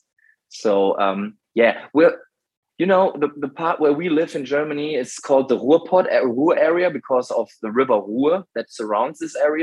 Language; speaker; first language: English; non-native, fluent; German